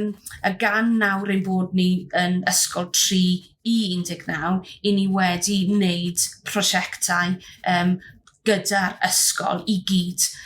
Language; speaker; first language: Welsh; native; Welsh